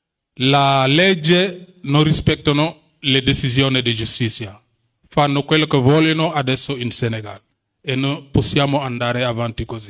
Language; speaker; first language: Italian; non-native, fluent; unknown